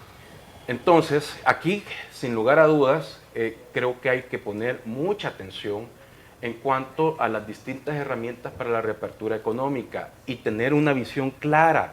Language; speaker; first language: Spanish; native; Spanish